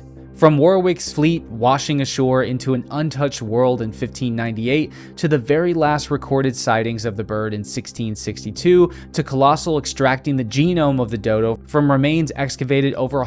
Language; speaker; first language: English; native; English